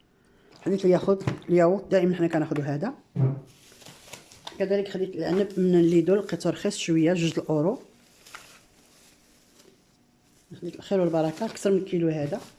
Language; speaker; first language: Arabic; native; Arabic